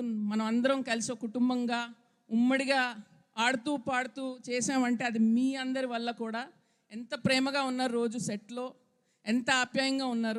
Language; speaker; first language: Telugu; native; Telugu